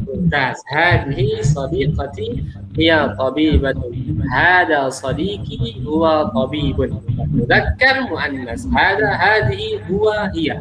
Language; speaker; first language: Arabic; non-native, fluent; Indonesian